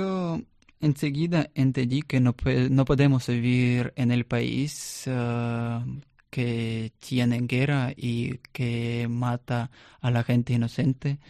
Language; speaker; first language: Spanish; non-native, learner; Russian